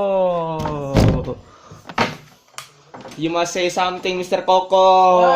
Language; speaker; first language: English; non-native, learner; Indonesian